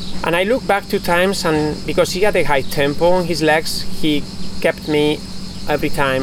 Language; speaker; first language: English; non-native, fluent; Spanish